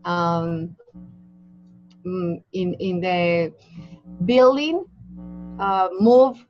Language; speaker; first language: English; non-native, learner; Spanish